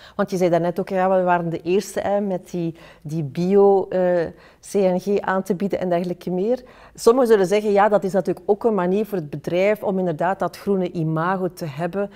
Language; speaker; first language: Dutch; native; Dutch